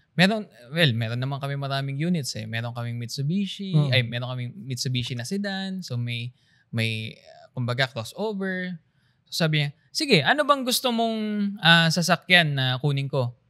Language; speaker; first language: Filipino; native; Filipino